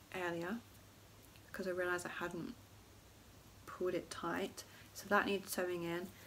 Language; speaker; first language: English; native; English